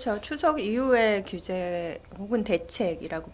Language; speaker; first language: Korean; native; Korean